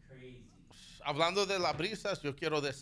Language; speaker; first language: Spanish; early bilingual, heritage; Spanish